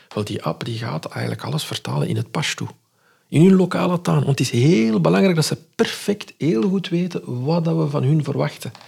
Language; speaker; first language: Dutch; non-native, fluent; Arabic